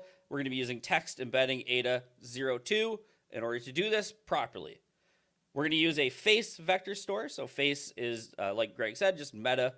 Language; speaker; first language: English; native; English